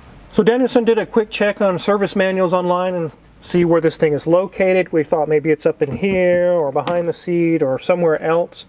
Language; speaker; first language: English; native; English